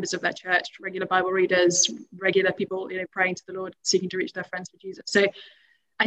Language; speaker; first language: English; native; English